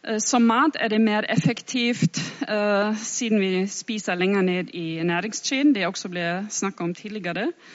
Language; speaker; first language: Norwegian; non-native, fluent; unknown